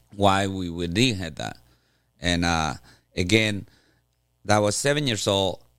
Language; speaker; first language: English; non-native, fluent; Spanish